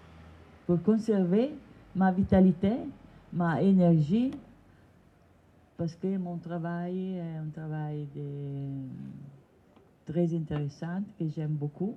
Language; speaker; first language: French; non-native, learner; Italian